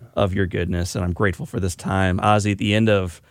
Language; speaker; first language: English; native; English